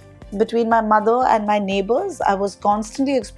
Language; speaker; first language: English; non-native, local second language; Hindi